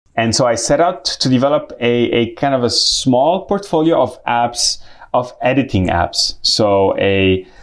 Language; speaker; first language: English; non-native, fluent; Arabic